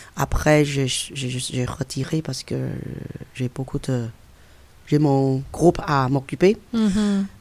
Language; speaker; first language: French; non-native, fluent; Chinese